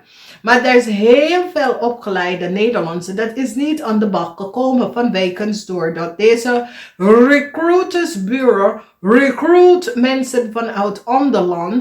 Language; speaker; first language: Dutch; non-native, fluent; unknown